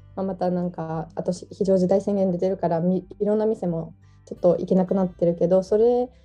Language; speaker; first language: Japanese; non-native, fluent; Georgian